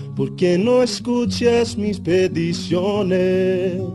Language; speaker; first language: Spanish; non-native, learner; Icelandic